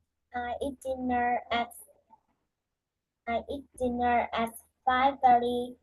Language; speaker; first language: English; non-native, learner; Vietnamese